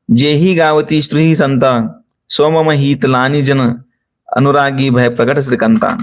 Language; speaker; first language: Hindi; non-native, local second language; Marathi